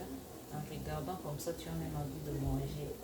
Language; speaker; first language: French; non-native, local second language; Lingala